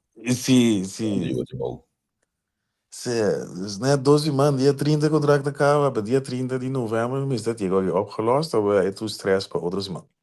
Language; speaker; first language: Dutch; non-native, local second language; Papiamento